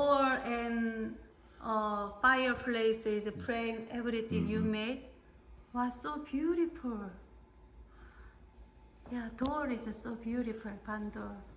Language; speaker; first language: English; non-native, learner; Korean